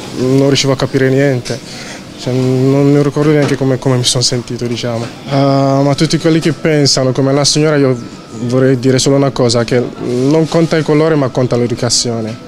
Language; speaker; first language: Italian; non-native, fluent; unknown